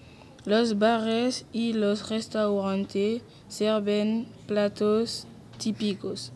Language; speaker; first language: Spanish; non-native, learner; French